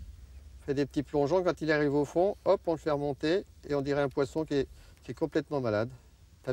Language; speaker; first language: French; native; French